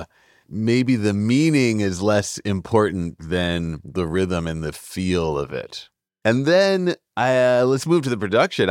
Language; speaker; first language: English; native; English